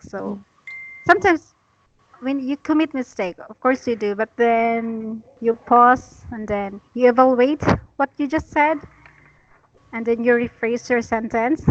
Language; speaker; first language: English; non-native, fluent; Cebuano